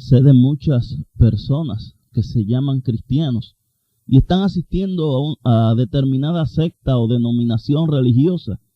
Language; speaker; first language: Spanish; native; Spanish